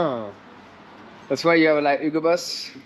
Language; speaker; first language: English; non-native, learner; French